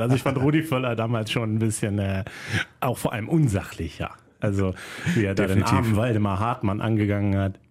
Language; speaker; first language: German; native; German